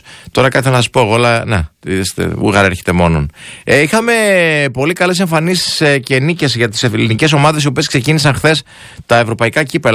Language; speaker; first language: Greek; native; Greek